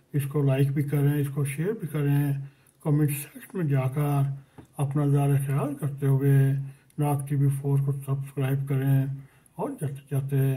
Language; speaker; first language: Urdu; native; Urdu